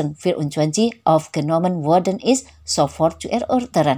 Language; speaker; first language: German; non-native, fluent; Indonesian